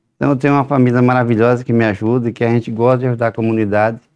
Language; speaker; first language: Portuguese; native; Portuguese